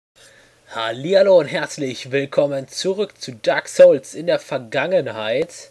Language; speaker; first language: German; native; German